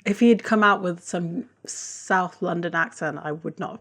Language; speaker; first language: English; native; English